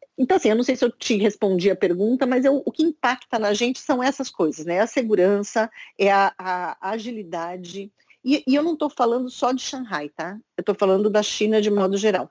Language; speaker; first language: Portuguese; native; Portuguese